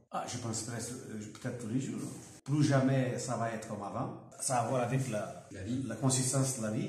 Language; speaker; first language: French; non-native, fluent; Portuguese